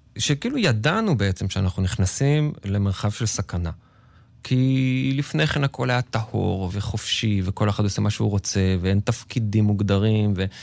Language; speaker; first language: Hebrew; native; Hebrew